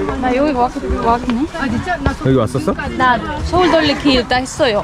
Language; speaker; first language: Korean; non-native, learner; Spanish